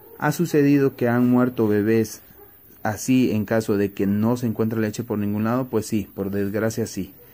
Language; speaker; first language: Spanish; native; Spanish